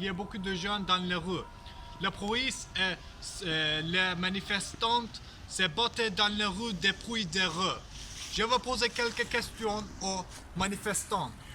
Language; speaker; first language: French; non-native, learner; Turkish